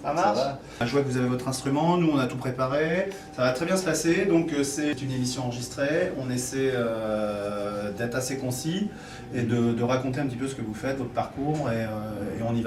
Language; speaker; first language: French; native; French